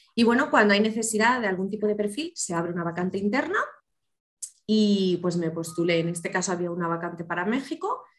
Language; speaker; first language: Spanish; native; Spanish